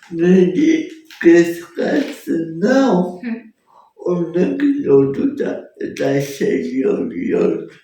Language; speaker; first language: Basque; early bilingual, other home language; Russian